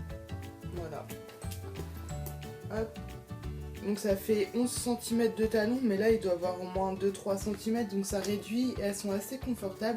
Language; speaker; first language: French; native; French